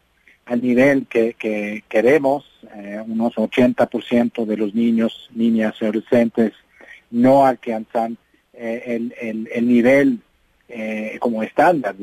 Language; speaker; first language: Spanish; non-native, fluent; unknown